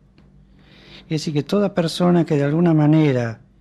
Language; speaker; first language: Spanish; native; Spanish